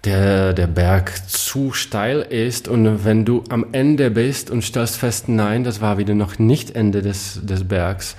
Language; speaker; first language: German; non-native, fluent; Czech